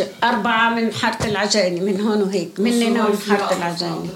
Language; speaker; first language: Swedish; non-native, learner; Arabic